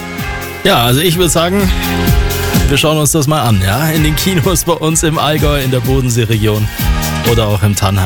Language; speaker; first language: German; native; German